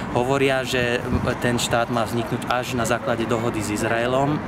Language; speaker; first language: Slovak; non-native, fluent; Arabic